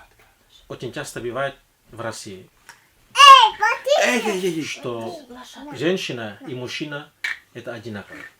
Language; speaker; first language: Russian; non-native, fluent; Indonesian